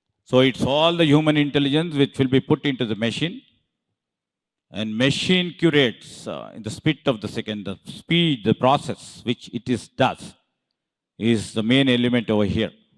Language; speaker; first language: English; non-native, local second language; Telugu